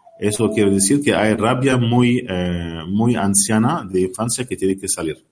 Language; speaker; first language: Spanish; non-native, learner; Arabic